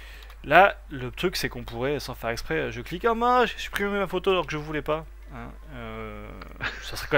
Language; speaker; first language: French; native; French